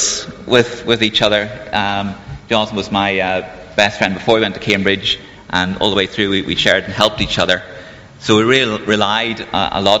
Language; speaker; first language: English; native; English